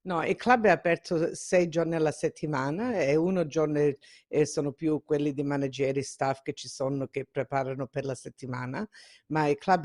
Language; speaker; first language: Italian; early bilingual, heritage; Italian